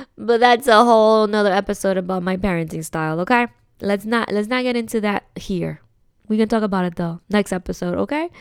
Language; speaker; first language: English; early bilingual, other home language; Spanish